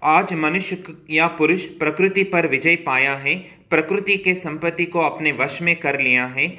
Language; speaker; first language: Hindi; non-native, local second language; Kannada